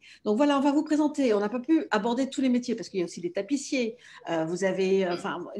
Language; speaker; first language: French; native; French